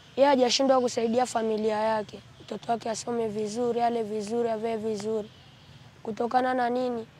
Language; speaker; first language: Swahili; native; Swahili